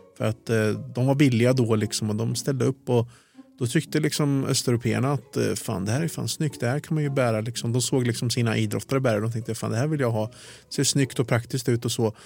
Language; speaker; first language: Swedish; early bilingual, other home language; Bosnian